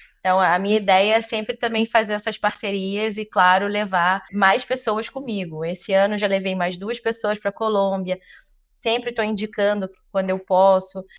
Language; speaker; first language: Portuguese; native; Portuguese